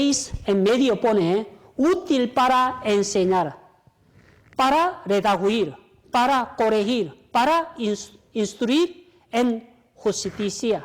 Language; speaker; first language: Spanish; non-native, fluent; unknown